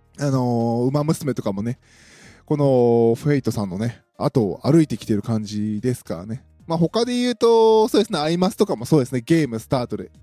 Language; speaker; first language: Japanese; native; Japanese